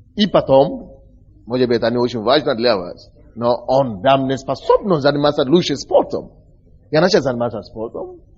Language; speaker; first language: Russian; non-native, fluent; Yoruba